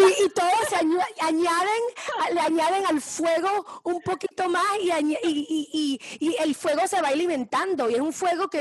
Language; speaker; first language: Spanish; early bilingual, heritage; Spanish